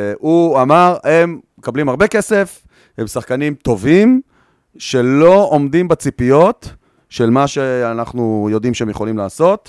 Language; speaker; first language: Hebrew; native; Hebrew